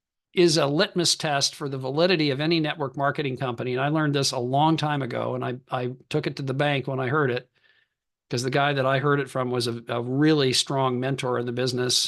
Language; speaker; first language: English; native; English